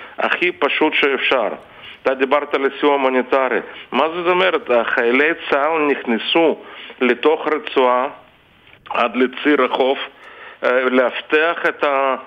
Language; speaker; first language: Hebrew; non-native, fluent; Russian